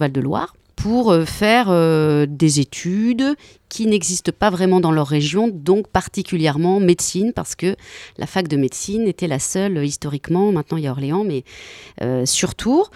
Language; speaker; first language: French; native; French